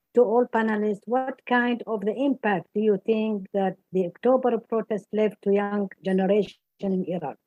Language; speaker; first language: English; non-native, fluent; Arabic